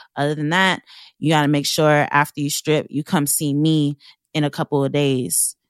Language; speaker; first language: English; native; English